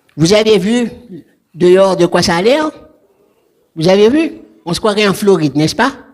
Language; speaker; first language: French; non-native, local second language; Haitian Creole